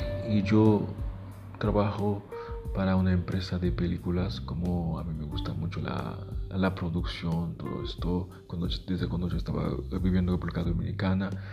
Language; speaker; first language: Spanish; non-native, fluent; Haitian Creole